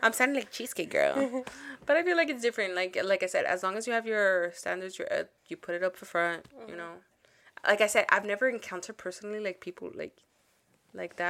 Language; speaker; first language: English; early bilingual, other home language; Spanish